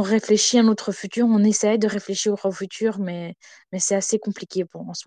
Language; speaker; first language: French; non-native, fluent; Ukrainian